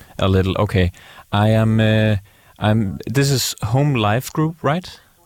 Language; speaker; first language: English; non-native, fluent; Danish